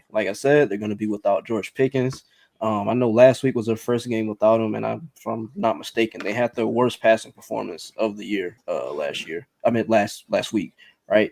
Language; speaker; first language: English; native; English